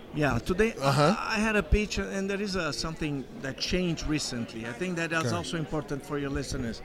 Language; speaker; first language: English; non-native, fluent; Portuguese